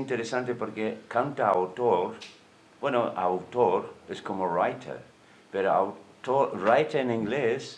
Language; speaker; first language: Spanish; non-native, fluent; English